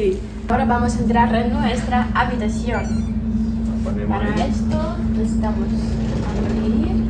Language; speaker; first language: Spanish; non-native, learner; Ukrainian